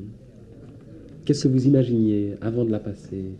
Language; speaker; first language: French; native; French